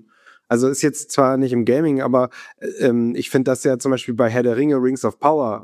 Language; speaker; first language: German; native; German